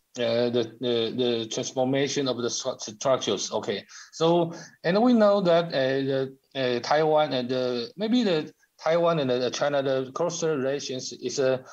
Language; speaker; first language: English; non-native, learner; Chinese